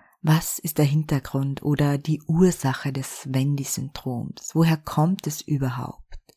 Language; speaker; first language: German; native; German